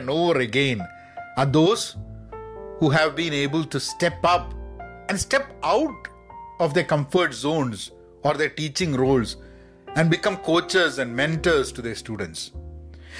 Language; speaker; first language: English; non-native, local second language; Malayalam